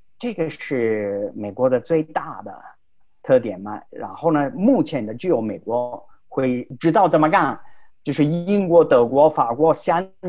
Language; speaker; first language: Chinese; non-native, fluent; Italian